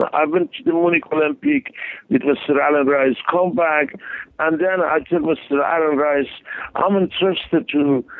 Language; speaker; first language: English; non-native, learner; Persian